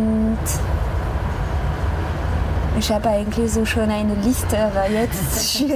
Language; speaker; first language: German; non-native, fluent; French